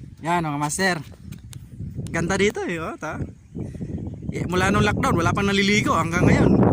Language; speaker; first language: Filipino; non-native, local second language; Cebuano